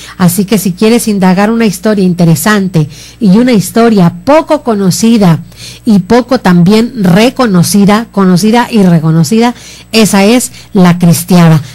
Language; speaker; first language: Spanish; native; Spanish